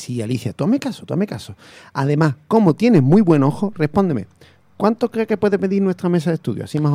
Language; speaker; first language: Spanish; native; Spanish